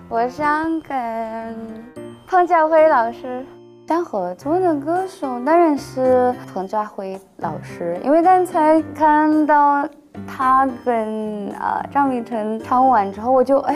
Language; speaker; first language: Chinese; non-native, fluent; Malay